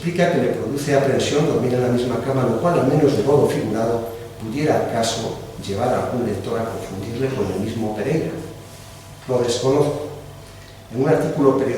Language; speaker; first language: Spanish; native; Spanish